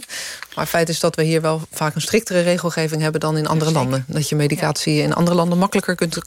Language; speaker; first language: Dutch; native; Dutch